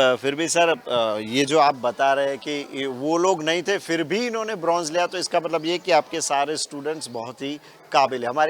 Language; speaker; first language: Hindi; non-native, local second language; Gujarati